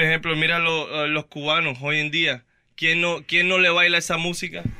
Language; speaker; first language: Spanish; early bilingual, heritage; Spanish